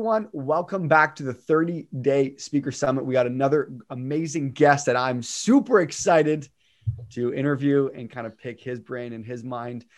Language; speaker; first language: English; native; English